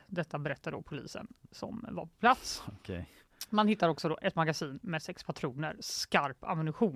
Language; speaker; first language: Swedish; native; Swedish